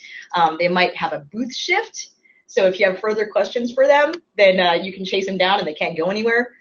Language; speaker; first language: English; native; English